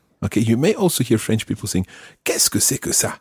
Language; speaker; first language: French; non-native, fluent; English